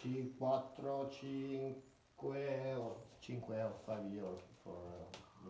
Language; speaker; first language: English; non-native, learner; Italian